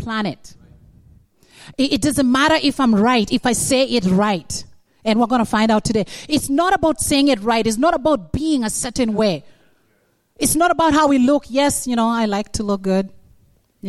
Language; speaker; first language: English; non-native, local second language; Acoli